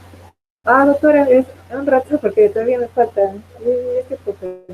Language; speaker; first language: Spanish; native; Spanish